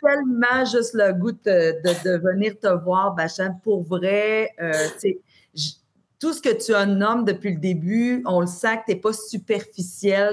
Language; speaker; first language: French; native; French